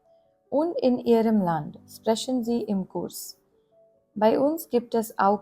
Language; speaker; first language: German; non-native, fluent; Gujarati